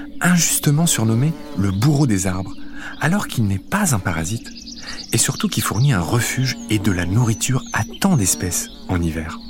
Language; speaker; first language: French; native; French